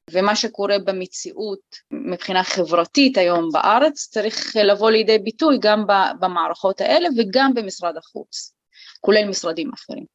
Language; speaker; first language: Hebrew; non-native, local second language; Arabic